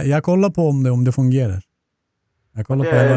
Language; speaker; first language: Swedish; non-native, fluent; Turkish